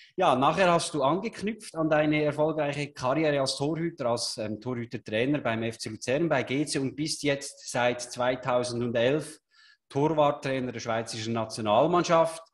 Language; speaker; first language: German; native; German